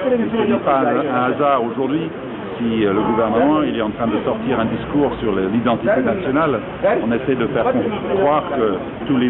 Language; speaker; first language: French; non-native, fluent; English